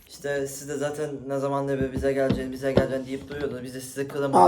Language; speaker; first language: Turkish; native; Turkish